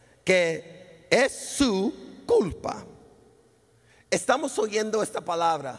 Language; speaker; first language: Spanish; early bilingual, heritage; Spanish